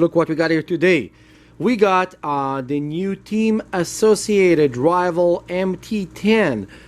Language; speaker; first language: English; non-native, fluent; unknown